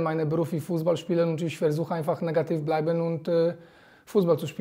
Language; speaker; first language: German; non-native, fluent; Polish